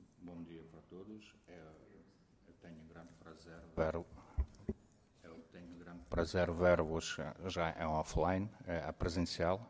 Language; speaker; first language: Portuguese; non-native, fluent; Ukrainian